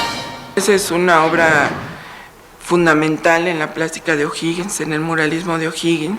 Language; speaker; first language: Spanish; native; Spanish